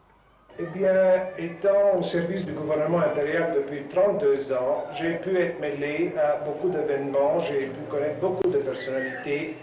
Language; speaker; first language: French; native; French